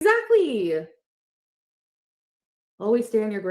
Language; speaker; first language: English; native; English